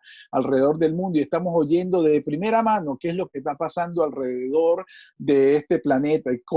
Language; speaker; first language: Spanish; native; Spanish